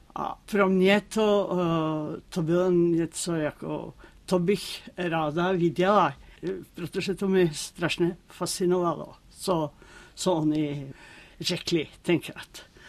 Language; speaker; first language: Czech; non-native, fluent; Norwegian